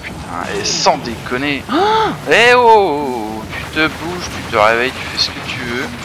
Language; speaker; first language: French; native; French